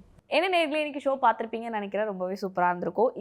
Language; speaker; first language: Tamil; native; Tamil